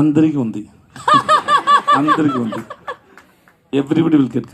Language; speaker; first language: Telugu; non-native, learner; Tamil